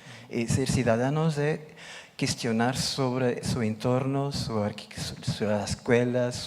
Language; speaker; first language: Spanish; non-native, learner; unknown